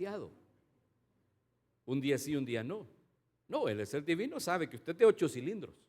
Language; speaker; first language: Spanish; native; Spanish